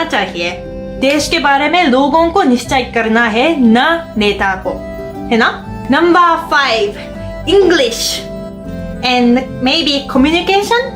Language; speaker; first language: Hindi; non-native, fluent; Japanese